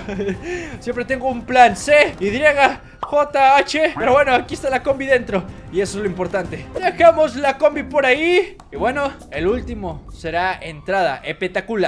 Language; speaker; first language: Spanish; native; Spanish